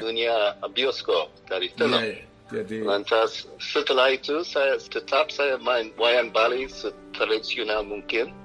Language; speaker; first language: Indonesian; non-native, fluent; English